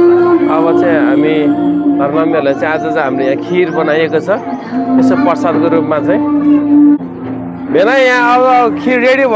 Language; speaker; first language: Nepali; non-native, local second language; Eastern Tamang